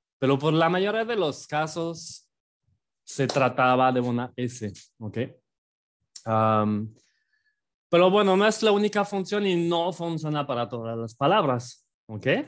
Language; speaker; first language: Spanish; non-native, fluent; French